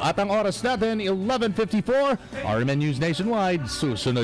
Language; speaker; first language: Filipino; native; Filipino